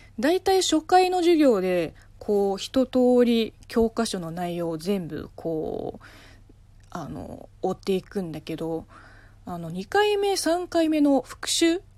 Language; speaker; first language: Japanese; non-native, fluent; Chinese